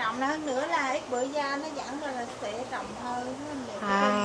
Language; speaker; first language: Vietnamese; native; Vietnamese